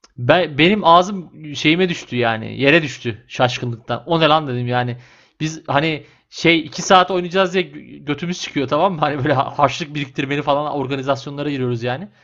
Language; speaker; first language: Turkish; native; Turkish